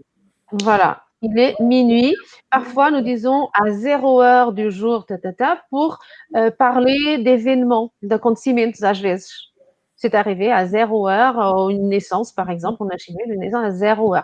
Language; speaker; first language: French; non-native, fluent; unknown